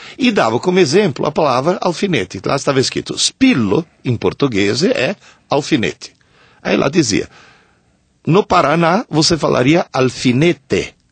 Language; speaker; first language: Portuguese; early bilingual, other home language; Italian